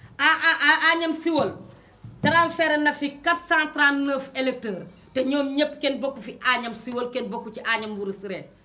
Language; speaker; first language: Wolof; non-native, local second language; Fula